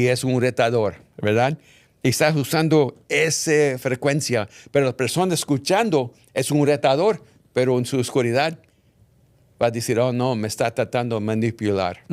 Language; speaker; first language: Spanish; early bilingual, heritage; English